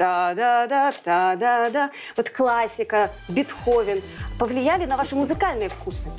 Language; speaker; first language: Russian; native; Russian